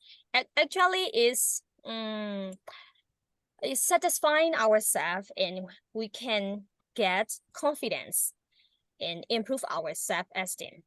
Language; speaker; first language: English; non-native, learner; Burmese